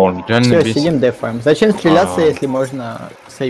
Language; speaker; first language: Russian; native; Russian